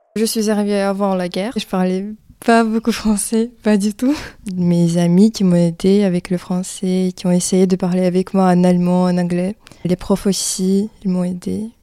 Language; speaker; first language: French; early bilingual, other home language; Ukrainian